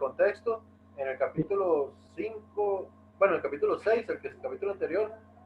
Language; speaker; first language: Spanish; native; Spanish